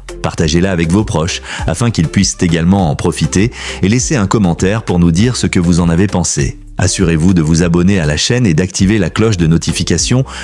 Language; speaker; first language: French; non-native, local second language; Haitian Creole